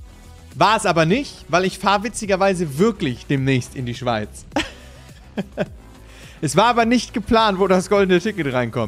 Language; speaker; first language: German; native; German